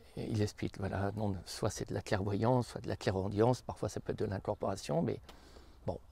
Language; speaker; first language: French; native; French